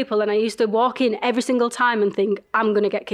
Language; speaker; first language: English; native; English